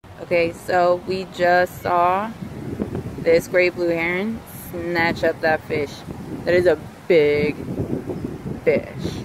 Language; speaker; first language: English; native; English